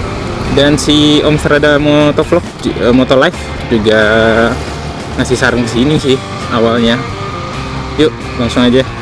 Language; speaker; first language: Indonesian; native; Indonesian